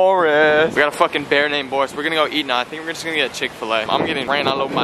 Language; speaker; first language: English; native; English